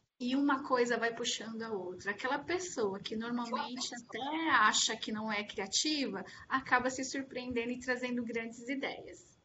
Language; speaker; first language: Portuguese; native; Portuguese